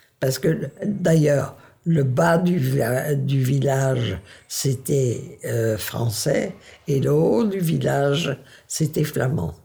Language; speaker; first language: French; non-native, local second language; Dutch